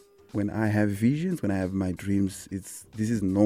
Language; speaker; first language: English; non-native, local second language; Shona